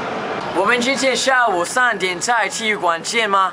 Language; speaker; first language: Chinese; non-native, learner; English